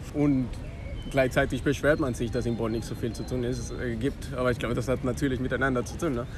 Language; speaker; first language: German; non-native, fluent; Spanish